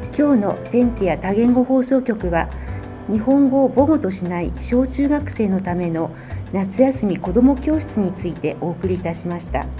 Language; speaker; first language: Japanese; native; Japanese